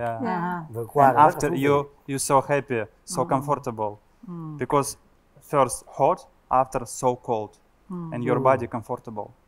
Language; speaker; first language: English; non-native, learner; Russian